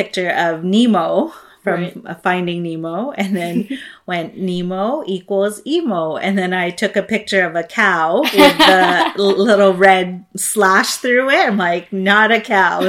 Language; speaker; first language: English; non-native, local second language; Filipino